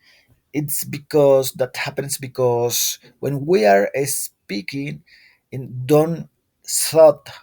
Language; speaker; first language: English; non-native, learner; Spanish